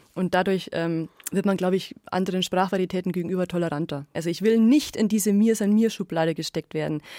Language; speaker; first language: German; native; German